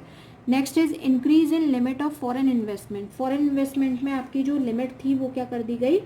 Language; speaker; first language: Hindi; native; Hindi